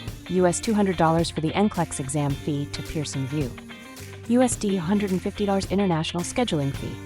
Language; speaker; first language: English; non-native, local second language; Punjabi